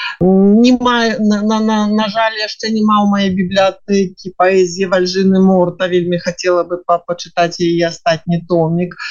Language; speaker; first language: Belarusian; non-native, local second language; Russian